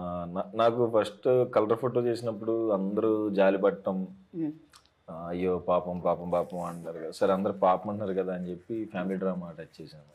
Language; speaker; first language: Telugu; native; Telugu